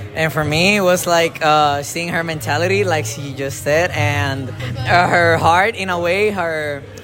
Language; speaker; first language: English; non-native, learner; Spanish